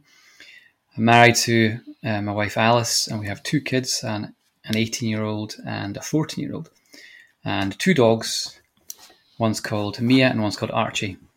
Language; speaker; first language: English; native; English